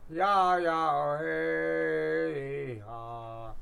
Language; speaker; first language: English; native; English